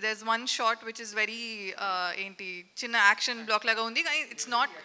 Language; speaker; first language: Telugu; non-native, learner; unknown